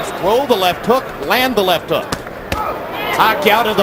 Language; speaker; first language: English; native; English